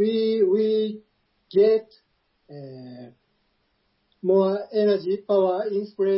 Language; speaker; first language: English; non-native, learner; Japanese